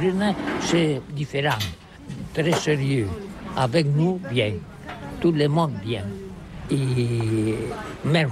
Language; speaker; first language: French; non-native, learner; Catalan